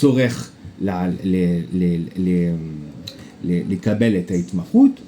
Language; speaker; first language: Hebrew; non-native, fluent; French